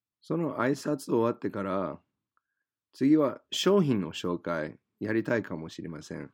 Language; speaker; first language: Japanese; non-native, fluent; English